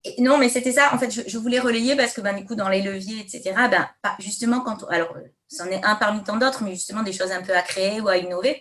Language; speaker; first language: French; native; French